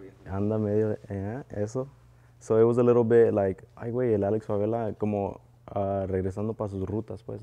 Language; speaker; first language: Spanish; early bilingual, heritage; Spanish